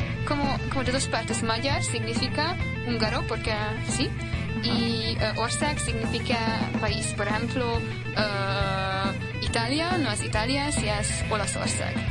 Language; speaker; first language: Spanish; non-native, fluent; Hungarian